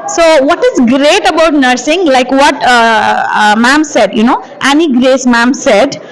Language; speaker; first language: English; non-native, local second language; Tamil